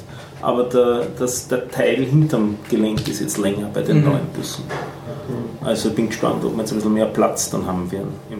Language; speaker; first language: German; native; German